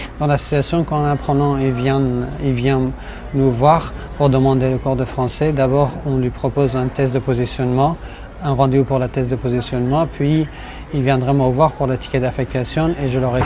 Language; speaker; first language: French; non-native, fluent; Persian